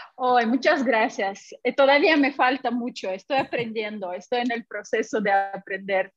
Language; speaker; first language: Spanish; non-native, fluent; Russian